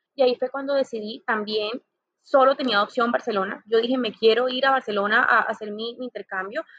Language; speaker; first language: Spanish; native; Spanish